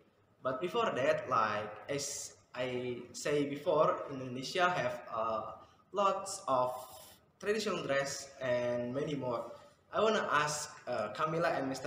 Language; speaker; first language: English; non-native, fluent; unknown